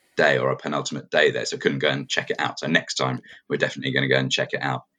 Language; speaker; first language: English; native; English